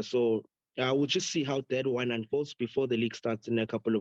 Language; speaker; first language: English; non-native, local second language; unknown